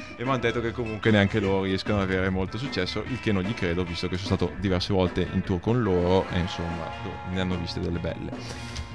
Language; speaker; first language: Italian; native; Italian